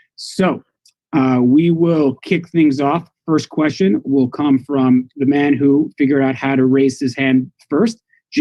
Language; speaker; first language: English; native; English